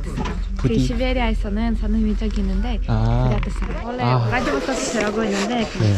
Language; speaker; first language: Korean; non-native, fluent; Russian